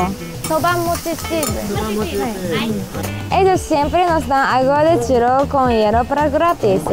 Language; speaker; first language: Spanish; non-native, learner; Japanese